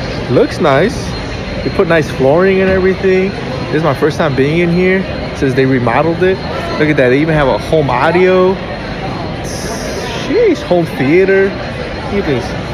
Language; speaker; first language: English; early bilingual, other home language; Spanish